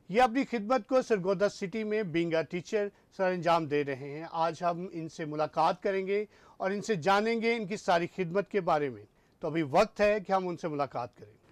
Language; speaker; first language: Urdu; non-native, local second language; Punjabi